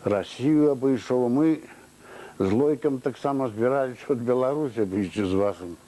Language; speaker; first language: Russian; non-native, local second language; Belarusian